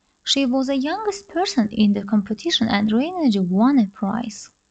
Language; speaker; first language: English; non-native, fluent; Azerbaijani